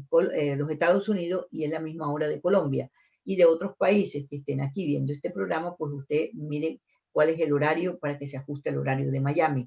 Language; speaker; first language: Spanish; native; Spanish